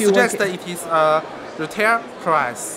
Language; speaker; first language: English; non-native, learner; Chinese